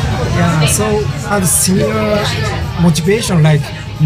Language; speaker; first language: English; non-native, learner; Japanese